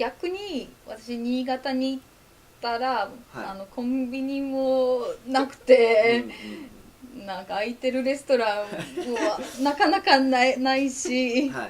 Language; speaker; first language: Japanese; non-native, fluent; Polish